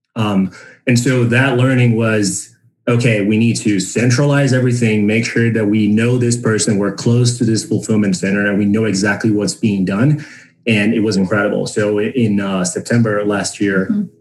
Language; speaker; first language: English; non-native, fluent; Portuguese